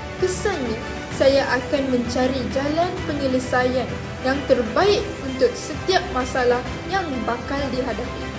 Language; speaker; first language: Malay; non-native, local second language; English